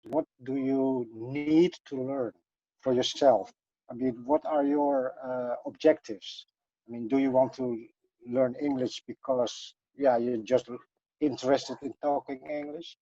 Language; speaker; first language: English; non-native, fluent; Dutch